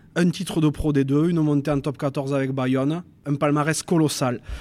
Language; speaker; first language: French; native; French